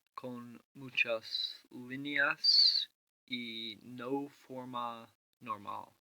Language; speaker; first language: Spanish; non-native, learner; English